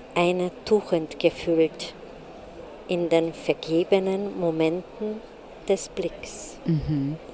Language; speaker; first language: German; non-native, fluent; Hungarian